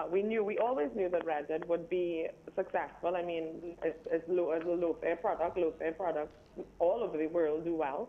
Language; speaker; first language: English; native; English